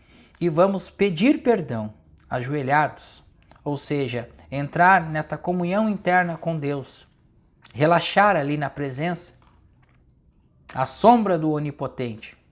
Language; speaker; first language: Portuguese; native; Portuguese